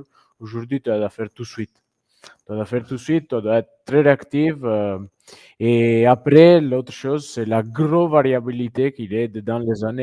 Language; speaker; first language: French; non-native, fluent; Italian